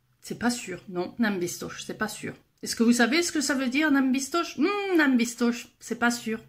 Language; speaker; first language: French; native; French